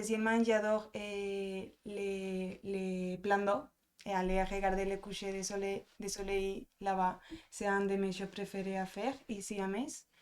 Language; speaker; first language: French; non-native, fluent; Spanish